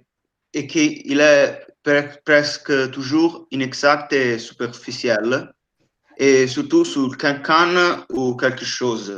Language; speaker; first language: French; non-native, fluent; Italian